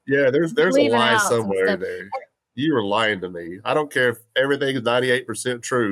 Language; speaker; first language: English; native; English